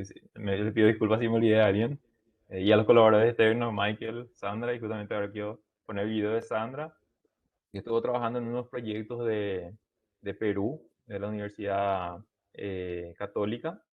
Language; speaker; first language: Spanish; native; Spanish